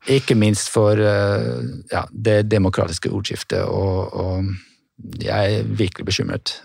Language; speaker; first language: Norwegian; non-native, fluent; English